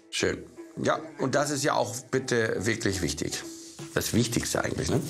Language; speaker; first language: German; native; German